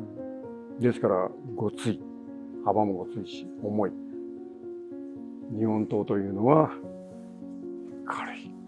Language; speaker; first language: Japanese; native; Japanese